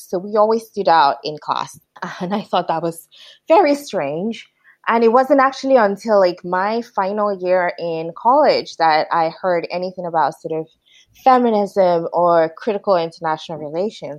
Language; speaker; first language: English; non-native, local second language; Yoruba